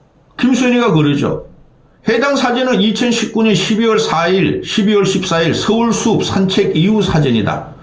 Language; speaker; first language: Korean; native; Korean